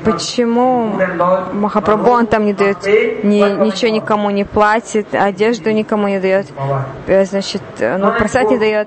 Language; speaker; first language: Russian; non-native, learner; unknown